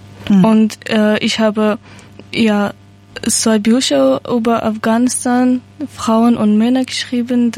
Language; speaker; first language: German; non-native, learner; Persian